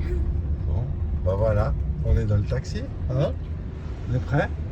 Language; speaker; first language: French; native; French